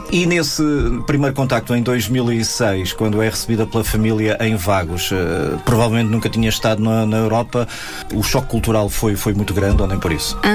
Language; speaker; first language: Portuguese; native; Portuguese